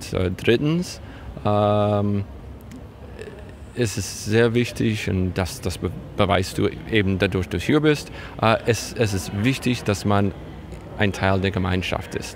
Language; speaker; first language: German; non-native, fluent; English